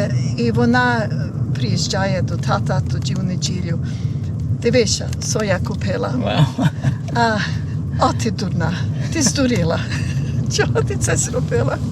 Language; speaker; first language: Ukrainian; early bilingual, heritage; Ukrainian